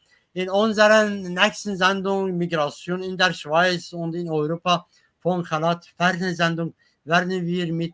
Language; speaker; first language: German; non-native, learner; Kurdish